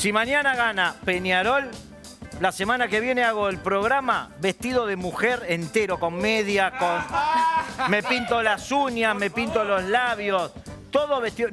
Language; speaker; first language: Spanish; native; Spanish